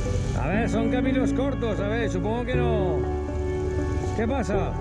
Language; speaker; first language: Spanish; non-native, local second language; Catalan